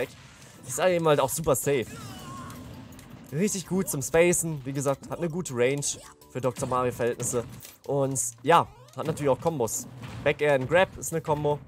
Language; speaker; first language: German; native; German